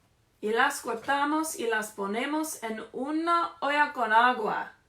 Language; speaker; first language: Spanish; non-native, fluent; English